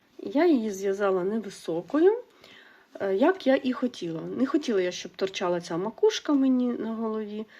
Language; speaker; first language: Ukrainian; non-native, local second language; Russian